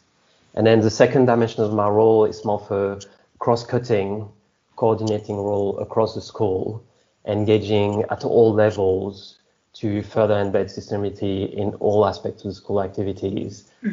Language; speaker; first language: English; non-native, fluent; French